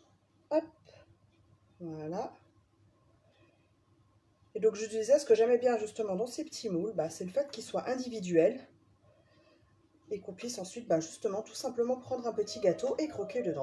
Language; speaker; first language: French; native; French